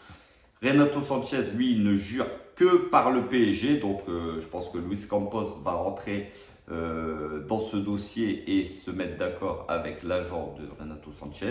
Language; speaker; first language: French; native; French